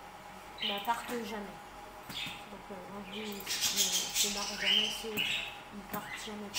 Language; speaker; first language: French; native; French